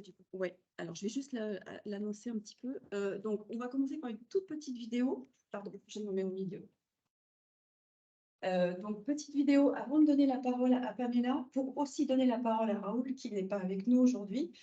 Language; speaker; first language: French; native; French